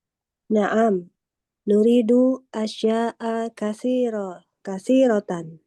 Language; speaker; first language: Arabic; non-native, learner; Indonesian